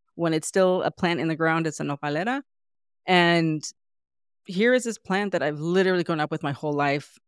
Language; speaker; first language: English; native; English